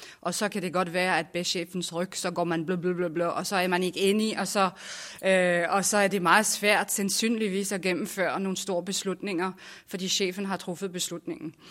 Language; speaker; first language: Danish; non-native, fluent; French